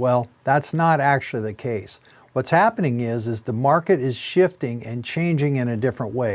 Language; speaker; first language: English; native; English